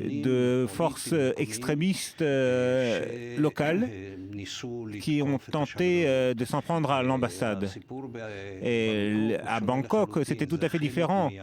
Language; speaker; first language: French; non-native, fluent; Hebrew